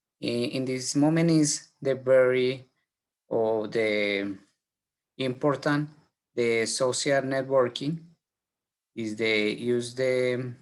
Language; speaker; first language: English; non-native, learner; Spanish